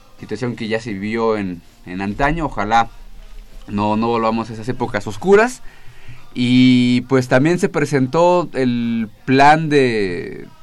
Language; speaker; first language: Spanish; native; Spanish